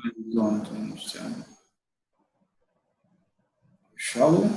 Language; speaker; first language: English; non-native, learner; Arabic